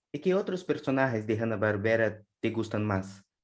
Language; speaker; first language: Spanish; non-native, learner; Portuguese